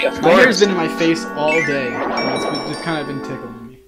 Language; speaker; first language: English; native; English